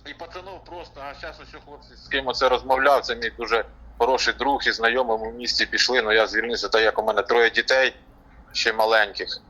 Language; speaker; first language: Ukrainian; non-native, local second language; Russian